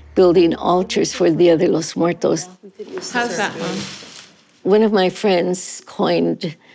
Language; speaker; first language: English; native; English